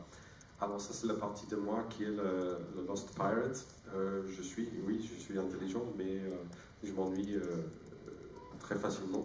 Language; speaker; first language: French; non-native, fluent; English